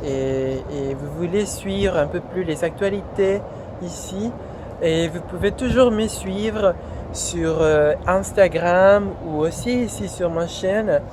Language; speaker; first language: French; non-native, fluent; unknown